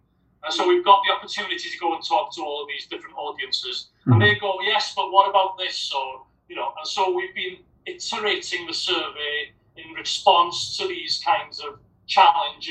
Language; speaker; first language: English; native; English